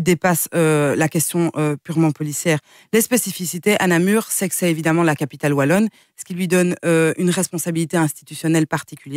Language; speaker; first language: French; native; French